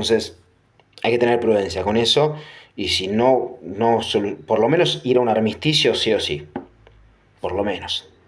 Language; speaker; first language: Spanish; native; Spanish